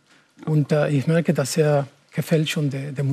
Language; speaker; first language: German; non-native, learner; Spanish